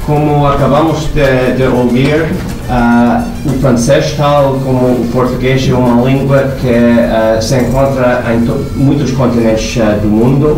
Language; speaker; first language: Portuguese; non-native, fluent; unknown